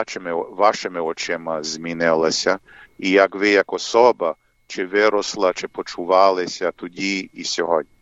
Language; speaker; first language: Ukrainian; early bilingual, heritage; English